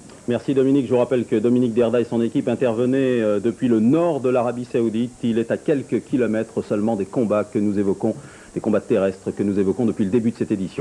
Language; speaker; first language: French; native; French